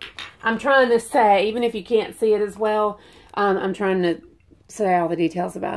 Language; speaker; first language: English; native; English